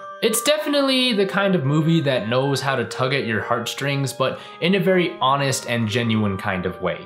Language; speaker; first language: English; native; English